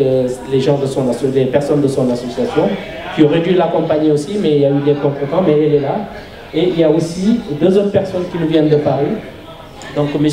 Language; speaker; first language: French; non-native, local second language; Wolof